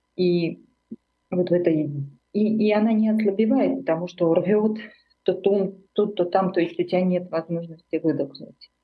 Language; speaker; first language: Russian; non-native, local second language; Armenian